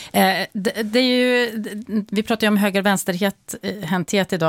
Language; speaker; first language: Swedish; native; Swedish